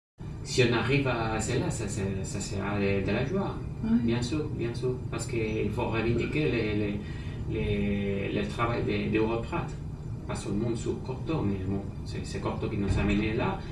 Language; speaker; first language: French; non-native, fluent; Spanish